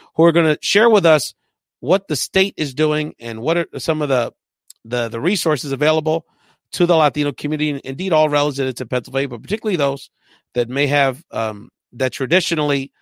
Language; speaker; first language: English; early bilingual, other home language; Spanish